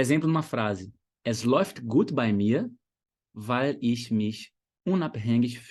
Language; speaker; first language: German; non-native, fluent; Portuguese